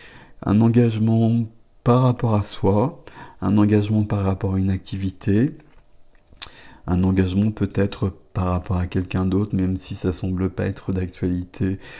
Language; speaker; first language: French; native; French